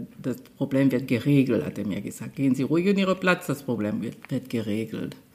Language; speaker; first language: German; non-native, fluent; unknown